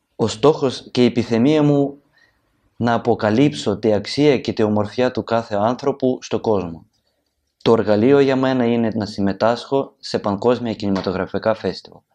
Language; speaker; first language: Greek; non-native, learner; Ukrainian